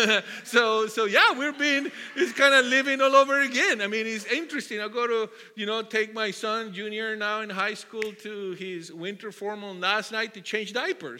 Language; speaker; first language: English; non-native, fluent; Spanish